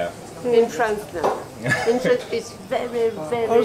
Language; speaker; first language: English; non-native, learner; French